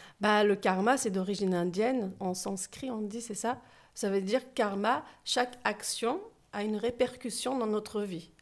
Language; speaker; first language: French; early bilingual, other home language; Turkish